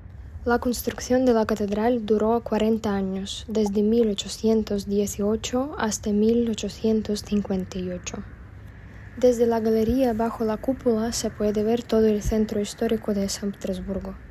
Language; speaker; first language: Spanish; non-native, fluent; Russian